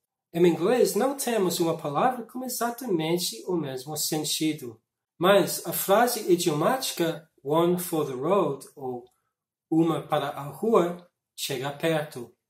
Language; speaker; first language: Portuguese; non-native, fluent; English